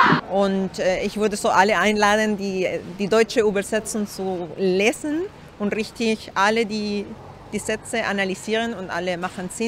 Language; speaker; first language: German; non-native, learner; Spanish